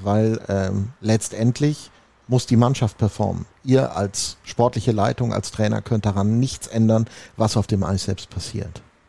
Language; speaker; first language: German; native; German